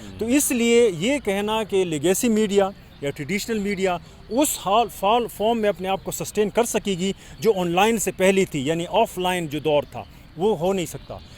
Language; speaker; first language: Urdu; non-native, local second language; Pashto